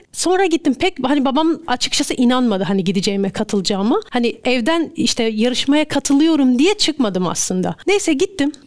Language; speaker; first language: Turkish; native; Turkish